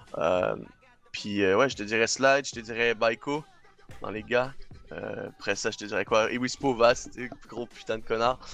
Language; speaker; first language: French; non-native, local second language; English